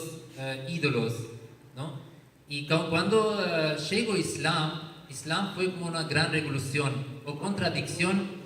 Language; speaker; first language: Spanish; non-native, learner; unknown